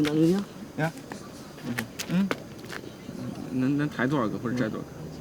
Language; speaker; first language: Chinese; native; Chinese